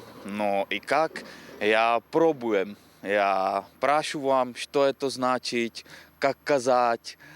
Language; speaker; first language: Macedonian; non-native, learner; Czech